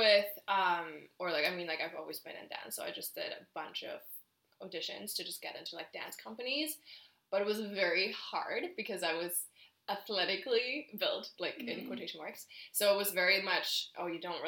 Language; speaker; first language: English; non-native, fluent; German